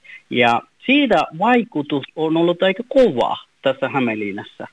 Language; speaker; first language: Finnish; non-native, fluent; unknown